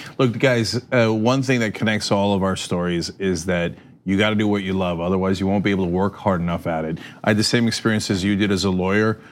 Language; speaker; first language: English; early bilingual, other home language; Turkish